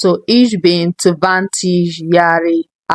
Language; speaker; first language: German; non-native, learner; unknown